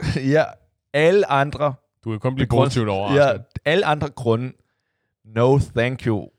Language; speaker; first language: Danish; non-native, fluent; Chinese